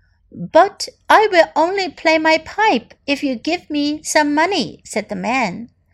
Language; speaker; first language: English; non-native, fluent; Chinese